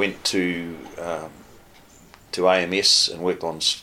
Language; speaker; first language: English; native; English